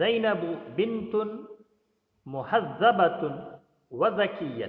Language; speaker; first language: Arabic; non-native, fluent; Urdu